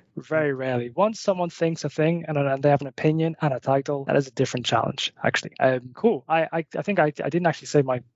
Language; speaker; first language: English; native; English